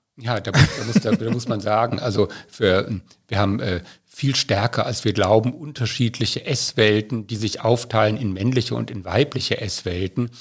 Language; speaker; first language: German; native; German